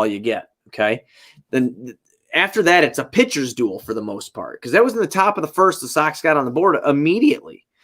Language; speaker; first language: English; native; English